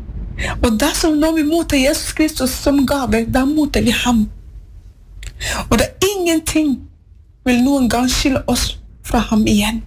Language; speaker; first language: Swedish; non-native, learner; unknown